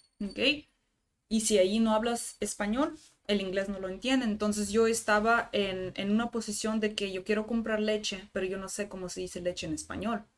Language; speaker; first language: Spanish; non-native, fluent; Russian